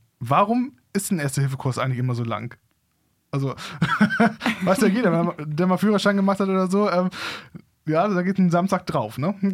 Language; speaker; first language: German; native; German